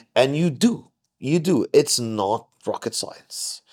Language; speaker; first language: English; non-native, fluent; Arabic